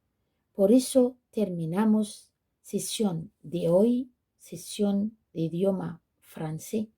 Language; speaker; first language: Spanish; non-native, fluent; Arabic